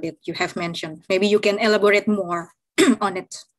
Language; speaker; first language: English; non-native, fluent; Indonesian